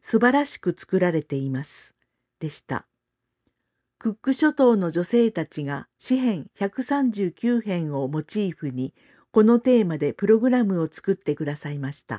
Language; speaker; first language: Japanese; non-native, fluent; Korean